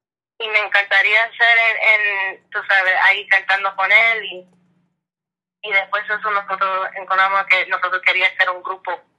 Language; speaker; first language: Spanish; early bilingual, heritage; English